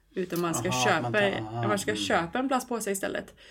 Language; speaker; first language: Swedish; non-native, fluent; English